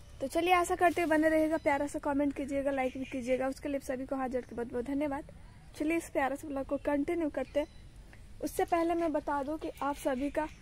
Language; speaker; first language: Hindi; native; Hindi